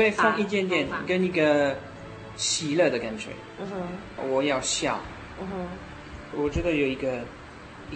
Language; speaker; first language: Chinese; non-native, learner; French